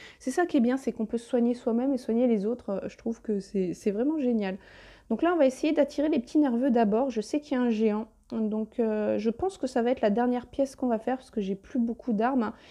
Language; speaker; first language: French; native; French